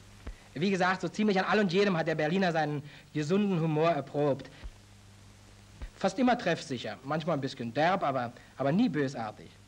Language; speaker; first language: German; native; German